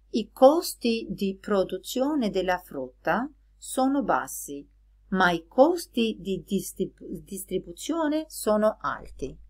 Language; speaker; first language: Italian; non-native, fluent; Albanian